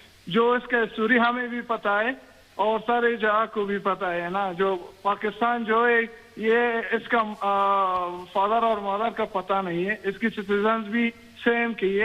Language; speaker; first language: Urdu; non-native, fluent; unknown